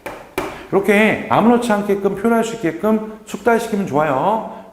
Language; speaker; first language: Korean; native; Korean